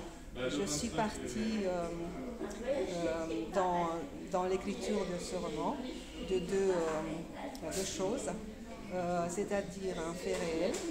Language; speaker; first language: French; non-native, fluent; Romanian